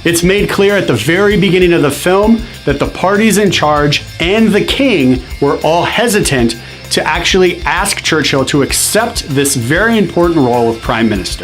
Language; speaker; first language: English; native; English